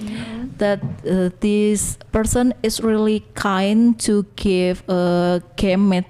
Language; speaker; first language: English; non-native, learner; Indonesian